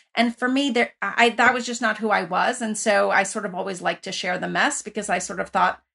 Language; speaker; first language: English; early bilingual, other home language; Persian